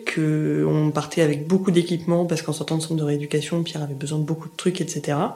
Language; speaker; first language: French; native; French